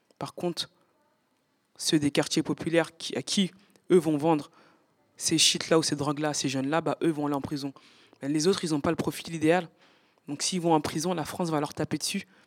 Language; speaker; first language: French; native; French